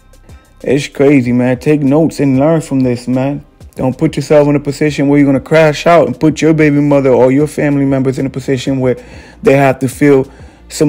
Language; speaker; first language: English; native; English